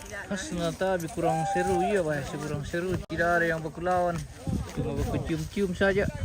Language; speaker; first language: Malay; non-native, local second language; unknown